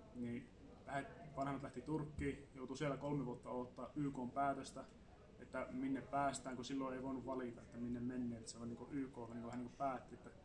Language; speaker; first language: Finnish; early bilingual, other home language; Assyrian Neo-Aramaic